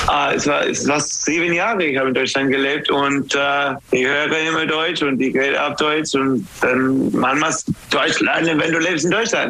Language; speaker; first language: German; non-native, learner; English